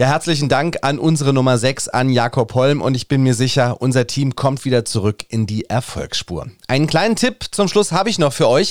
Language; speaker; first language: German; native; German